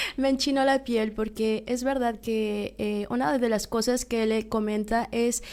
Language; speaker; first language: Spanish; native; Spanish